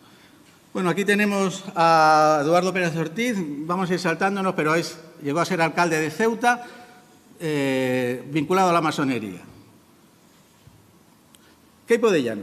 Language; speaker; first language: Spanish; native; Spanish